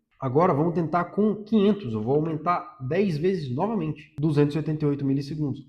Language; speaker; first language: Portuguese; native; Portuguese